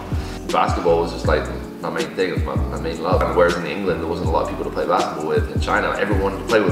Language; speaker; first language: English; native; English